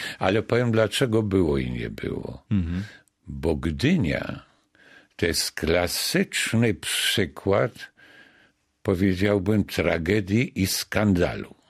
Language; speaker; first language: Polish; native; Polish